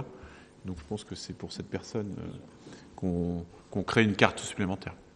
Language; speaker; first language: French; native; French